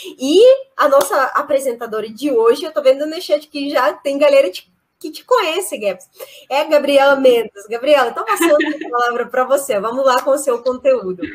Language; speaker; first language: Portuguese; non-native, fluent; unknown